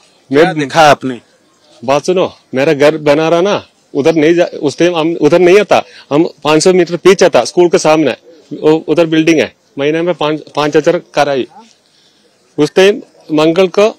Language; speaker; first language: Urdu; non-native, local second language; Malayalam